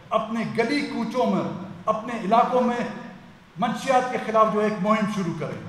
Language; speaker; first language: Urdu; non-native, local second language; Brahui